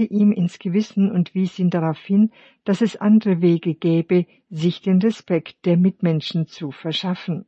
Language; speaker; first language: German; native; German